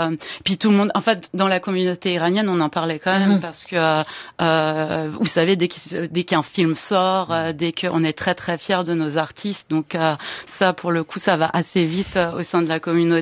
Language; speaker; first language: French; early bilingual, other home language; Persian